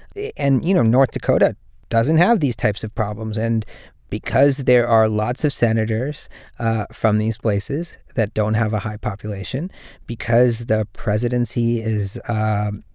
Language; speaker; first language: English; native; English